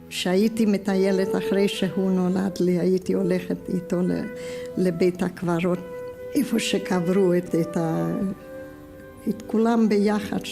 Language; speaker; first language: Hebrew; non-native, fluent; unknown